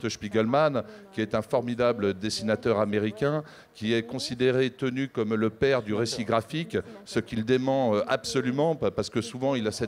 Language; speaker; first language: French; native; French